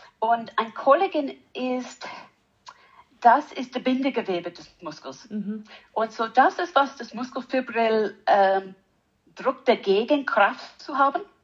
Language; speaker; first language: German; non-native, learner; English